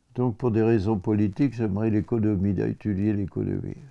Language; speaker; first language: French; native; French